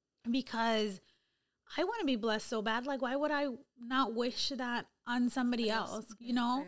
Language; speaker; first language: English; early bilingual, other home language; Spanish